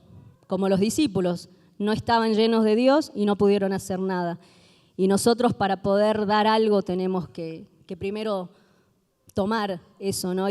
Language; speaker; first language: Spanish; native; Spanish